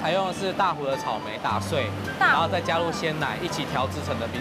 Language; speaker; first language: Chinese; native; Chinese